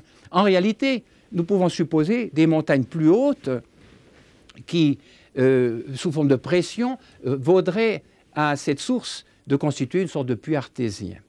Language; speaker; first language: French; native; French